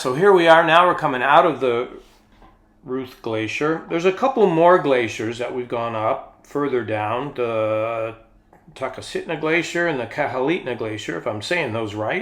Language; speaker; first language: English; native; English